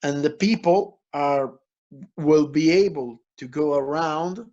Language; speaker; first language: English; non-native, fluent; Italian